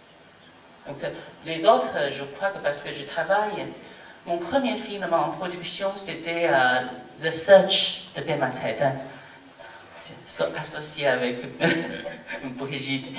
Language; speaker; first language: French; non-native, fluent; Chinese